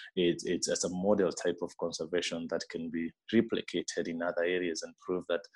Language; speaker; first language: English; non-native, local second language; Meru